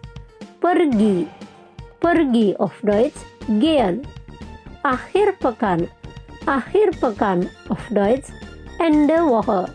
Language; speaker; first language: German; non-native, fluent; Indonesian